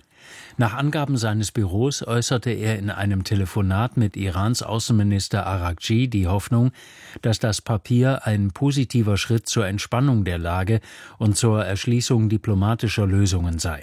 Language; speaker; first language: German; native; German